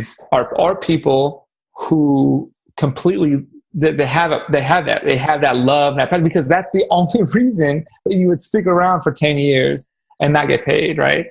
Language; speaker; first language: English; native; English